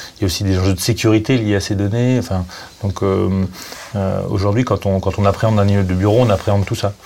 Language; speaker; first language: French; native; French